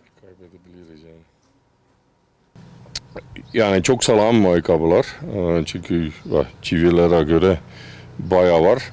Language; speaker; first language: Turkish; non-native, fluent; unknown